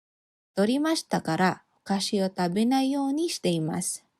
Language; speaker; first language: Japanese; non-native, fluent; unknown